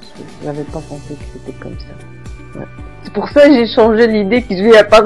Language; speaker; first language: French; non-native, learner; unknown